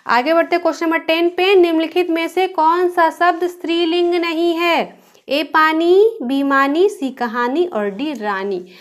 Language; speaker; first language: Hindi; native; Hindi